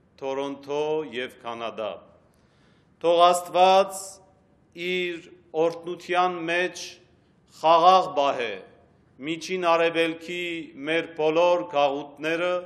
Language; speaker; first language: Armenian; early bilingual, heritage; Armenian